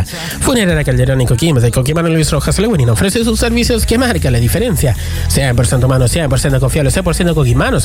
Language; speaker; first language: Spanish; native; Spanish